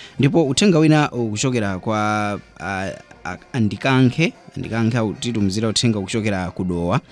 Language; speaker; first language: Nyanja; native; Nyanja